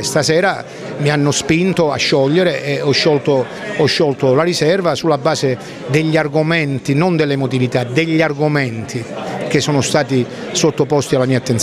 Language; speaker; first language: Italian; native; Italian